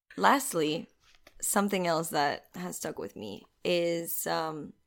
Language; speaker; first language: English; non-native, fluent; Spanish